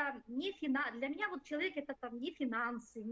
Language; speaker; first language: Russian; native; Russian